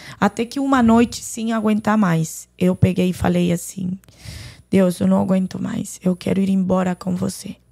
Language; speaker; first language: Portuguese; non-native, fluent; Arabic